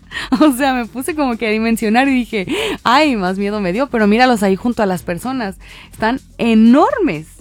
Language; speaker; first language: Spanish; native; Spanish